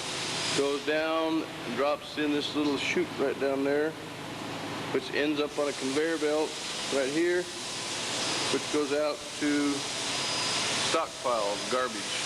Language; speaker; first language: English; native; English